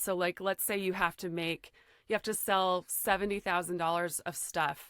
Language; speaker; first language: English; native; English